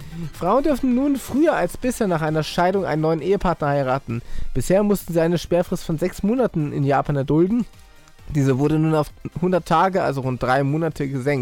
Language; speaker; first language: German; native; German